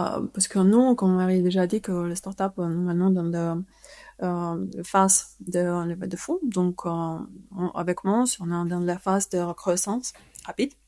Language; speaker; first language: French; non-native, fluent; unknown